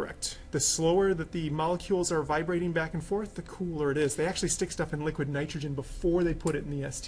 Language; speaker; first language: English; native; English